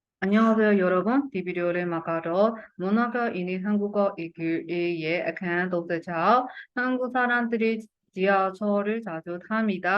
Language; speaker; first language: Korean; non-native, fluent; Burmese